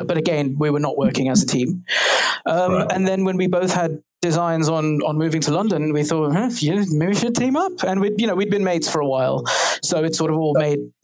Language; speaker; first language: English; native; English